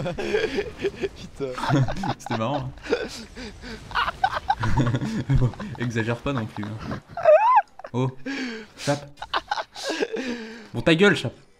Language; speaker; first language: French; native; French